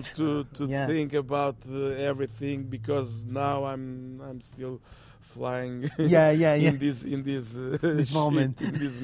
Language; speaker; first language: English; non-native, fluent; Portuguese